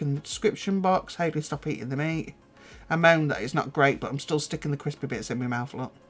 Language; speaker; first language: English; native; English